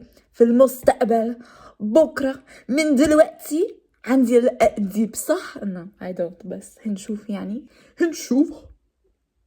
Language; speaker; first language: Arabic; non-native, learner; English